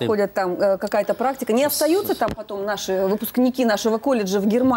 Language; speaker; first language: Russian; native; Russian